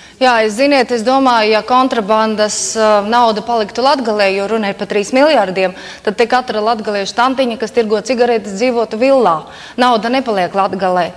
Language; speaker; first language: Latvian; native; Latvian